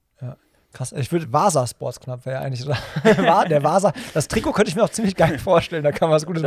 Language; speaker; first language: German; native; German